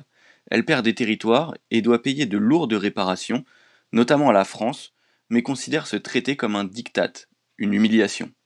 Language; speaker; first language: French; native; French